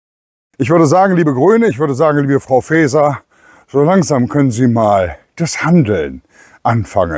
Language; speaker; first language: German; native; German